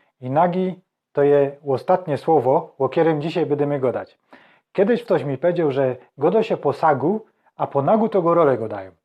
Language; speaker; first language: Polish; native; Polish